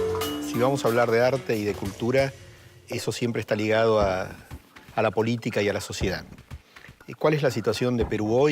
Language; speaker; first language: Spanish; native; Spanish